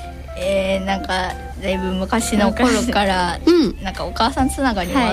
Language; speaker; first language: Japanese; native; Japanese